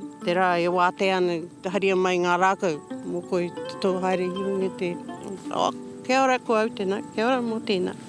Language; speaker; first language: Māori; native; Māori